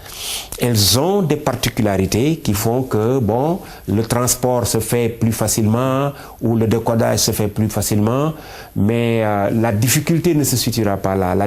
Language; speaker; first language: French; non-native, local second language; Wolof